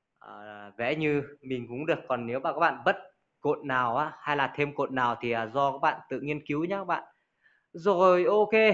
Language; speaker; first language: Vietnamese; native; Vietnamese